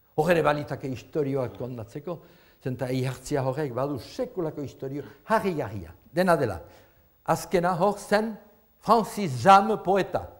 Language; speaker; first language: Basque; native; Basque